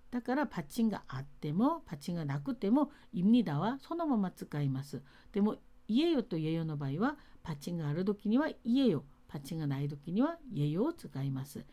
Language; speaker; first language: Japanese; non-native, fluent; Korean